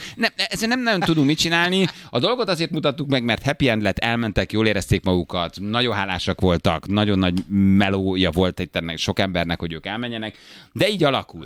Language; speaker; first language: Hungarian; native; Hungarian